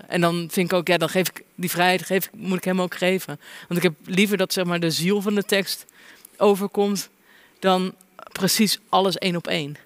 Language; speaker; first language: Dutch; native; Dutch